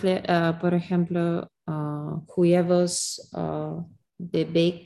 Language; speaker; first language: Spanish; non-native, learner; English